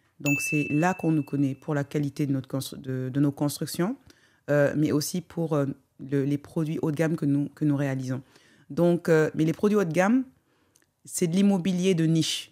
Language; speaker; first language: French; non-native, local second language; Wolof